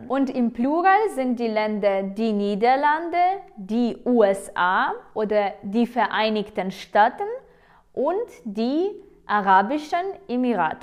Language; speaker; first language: German; non-native, fluent; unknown